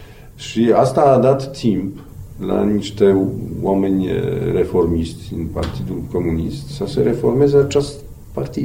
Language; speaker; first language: Romanian; non-native, fluent; Polish